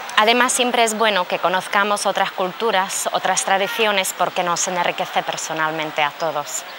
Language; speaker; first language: Spanish; non-native, fluent; Czech